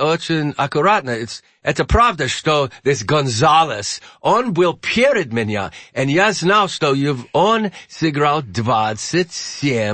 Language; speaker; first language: Russian; non-native, learner; English